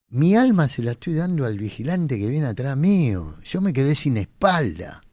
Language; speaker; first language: Spanish; native; Spanish